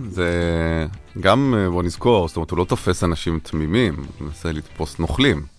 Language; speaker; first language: Hebrew; native; Hebrew